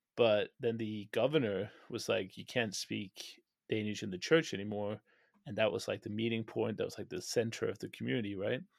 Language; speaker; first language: English; non-native, fluent; Danish